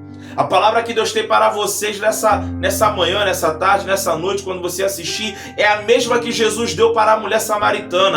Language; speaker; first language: Portuguese; native; Portuguese